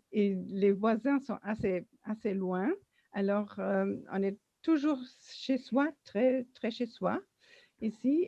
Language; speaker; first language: French; non-native, fluent; German